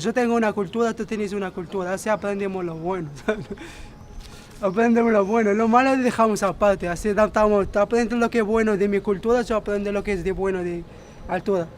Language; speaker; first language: Spanish; non-native, fluent; Arabic